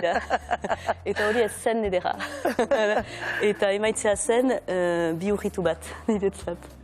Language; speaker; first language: Basque; non-native, local second language; French